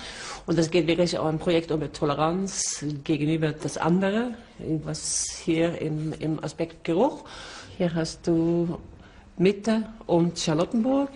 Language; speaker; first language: German; non-native, fluent; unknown